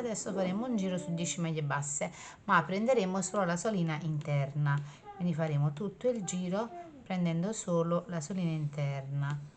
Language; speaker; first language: Italian; native; Italian